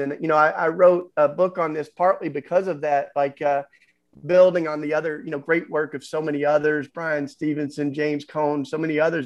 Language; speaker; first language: English; native; English